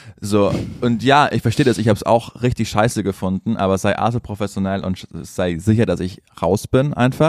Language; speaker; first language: German; native; German